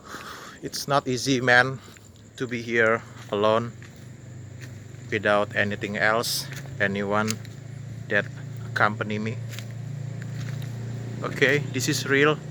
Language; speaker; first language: English; non-native, learner; Indonesian